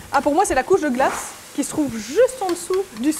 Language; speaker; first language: French; native; French